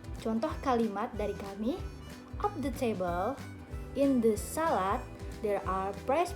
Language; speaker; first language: English; non-native, learner; Indonesian